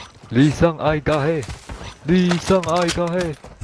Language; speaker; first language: English; non-native, learner; Chinese